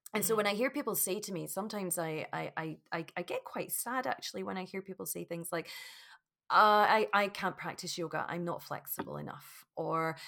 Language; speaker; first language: English; native; English